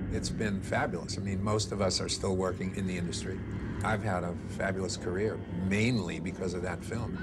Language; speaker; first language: English; native; English